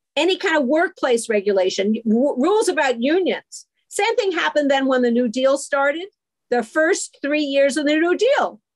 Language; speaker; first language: English; native; English